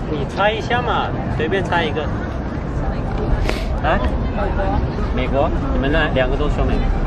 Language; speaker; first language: Chinese; non-native, fluent; Turkish